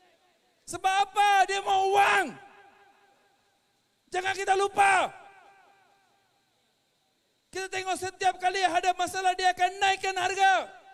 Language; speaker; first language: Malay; non-native, local second language; Tamil